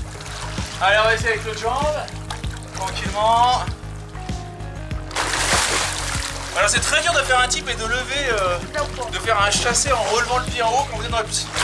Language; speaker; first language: French; native; French